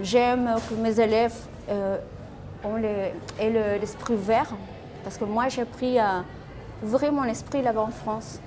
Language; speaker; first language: French; non-native, fluent; Spanish